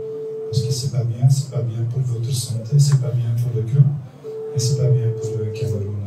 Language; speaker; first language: French; non-native, local second language; Dutch